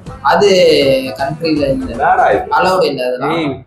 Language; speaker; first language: Tamil; native; Tamil